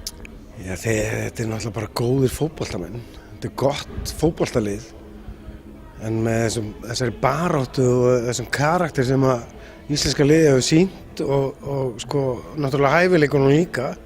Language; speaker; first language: Icelandic; native; Icelandic